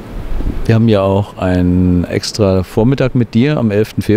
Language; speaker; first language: German; native; German